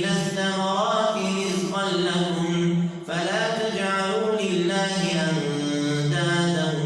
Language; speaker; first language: Arabic; native; Arabic